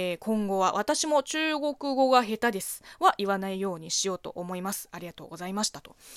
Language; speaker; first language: Japanese; non-native, fluent; Chinese